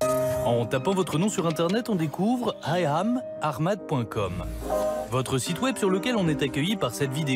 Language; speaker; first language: French; native; French